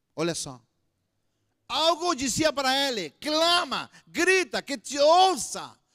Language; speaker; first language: Portuguese; non-native, fluent; Spanish